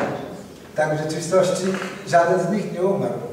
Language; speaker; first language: Polish; native; Polish